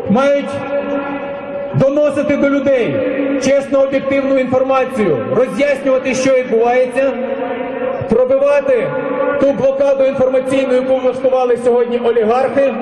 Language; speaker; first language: Ukrainian; native; Ukrainian